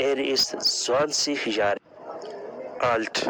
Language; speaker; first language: German; non-native, learner; Urdu